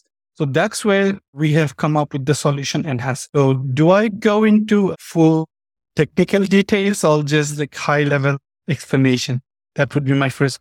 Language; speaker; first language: English; non-native, fluent; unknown